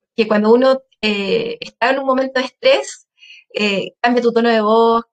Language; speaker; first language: Spanish; native; Spanish